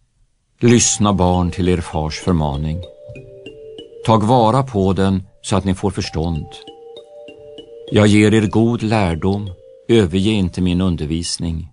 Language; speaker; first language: Swedish; native; Swedish